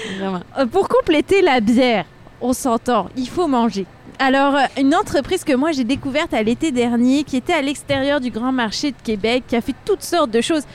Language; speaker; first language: French; native; French